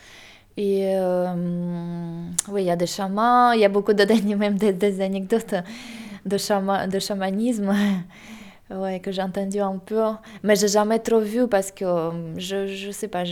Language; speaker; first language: French; non-native, fluent; Russian